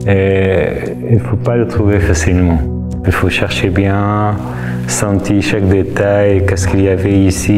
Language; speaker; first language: French; non-native, fluent; Arabic